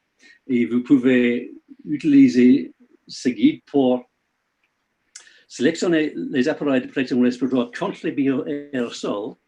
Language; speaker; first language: French; non-native, learner; English